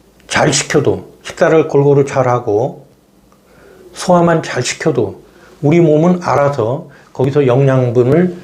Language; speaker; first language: Korean; native; Korean